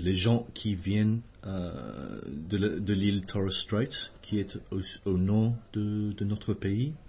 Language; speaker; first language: French; non-native, fluent; English